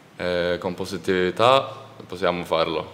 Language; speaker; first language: Italian; non-native, learner; Norwegian